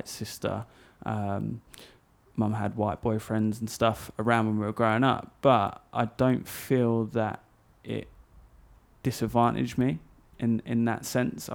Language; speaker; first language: English; native; English